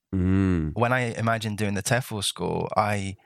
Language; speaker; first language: English; native; English